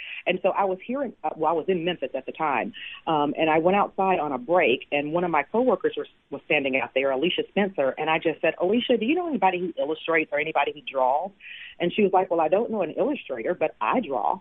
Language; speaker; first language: English; native; English